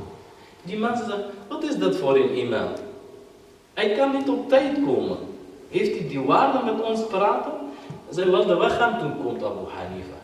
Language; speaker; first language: Dutch; non-native, fluent; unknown